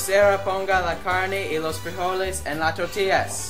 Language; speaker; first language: Spanish; non-native, learner; English